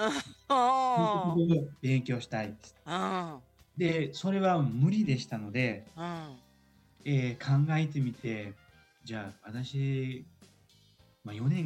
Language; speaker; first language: Japanese; non-native, fluent; Uzbek